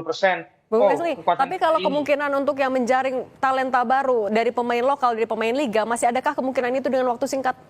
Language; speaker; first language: Indonesian; native; Indonesian